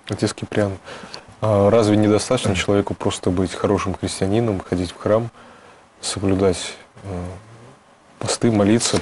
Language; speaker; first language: Russian; native; Russian